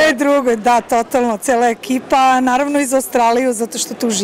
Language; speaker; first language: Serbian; non-native, fluent; English